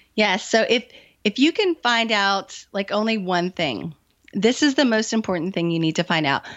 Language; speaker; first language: English; native; English